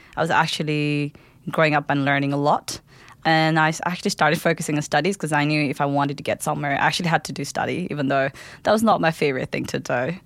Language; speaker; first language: English; non-native, local second language; Nepali